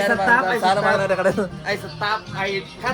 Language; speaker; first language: English; non-native, learner; Thai